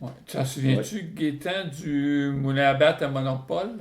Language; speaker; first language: French; native; French